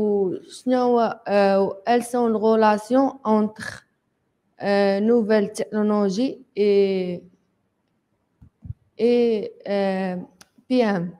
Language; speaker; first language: French; non-native, local second language; Arabic